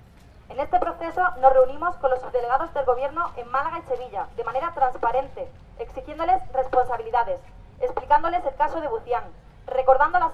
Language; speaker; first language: Spanish; native; Spanish